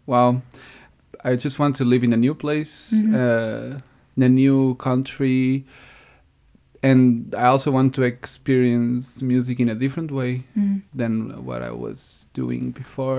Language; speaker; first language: English; non-native, fluent; Portuguese